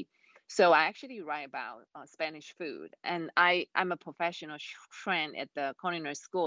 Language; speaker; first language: English; non-native, fluent; Chinese